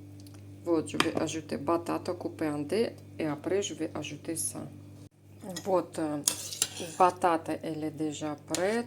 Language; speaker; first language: French; non-native, fluent; Russian